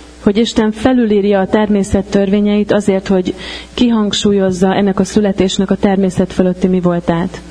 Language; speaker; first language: Hungarian; native; Hungarian